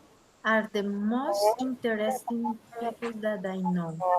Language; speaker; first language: English; non-native, learner; Spanish